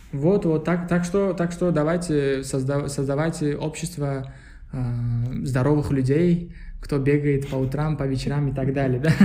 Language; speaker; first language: Russian; non-native, local second language; Uzbek